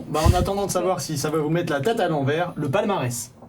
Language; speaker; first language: French; native; French